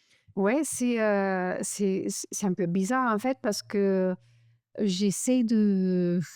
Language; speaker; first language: French; non-native, fluent; Romanian